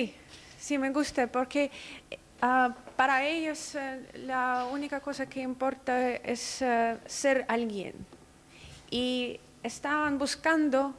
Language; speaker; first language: Spanish; non-native, fluent; Russian